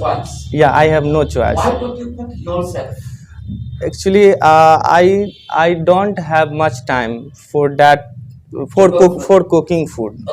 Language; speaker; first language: English; non-native, learner; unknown